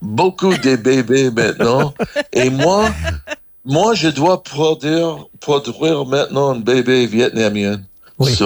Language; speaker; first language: French; non-native, learner; English